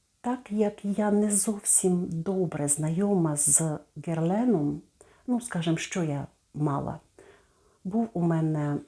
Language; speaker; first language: Ukrainian; native; Ukrainian